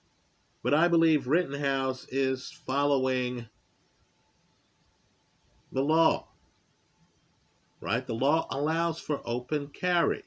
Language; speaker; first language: English; native; English